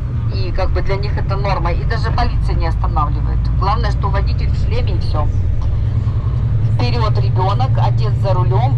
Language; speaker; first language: Russian; native; Russian